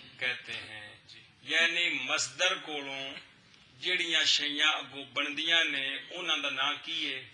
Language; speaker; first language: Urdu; non-native, local second language; Punjabi